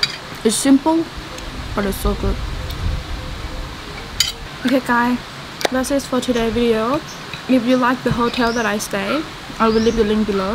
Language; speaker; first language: English; non-native, learner; Thai